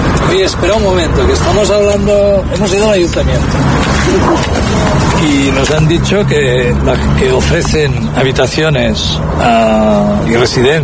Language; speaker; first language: Spanish; native; Spanish